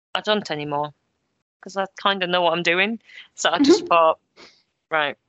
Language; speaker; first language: English; early bilingual, other home language; Polish